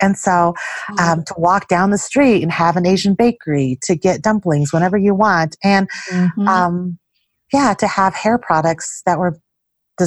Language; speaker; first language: English; early bilingual, other home language; Chinese